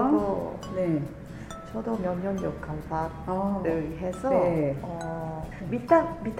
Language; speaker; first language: Korean; non-native, fluent; Japanese